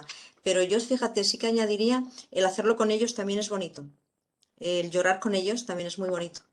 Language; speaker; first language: Spanish; native; Spanish